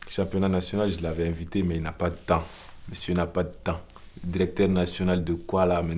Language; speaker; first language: French; non-native, local second language; Bambara